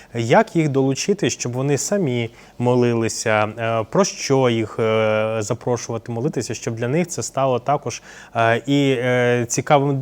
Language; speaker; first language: Ukrainian; native; Ukrainian